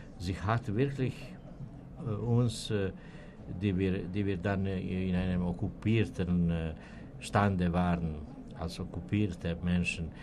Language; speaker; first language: German; non-native, fluent; Serbian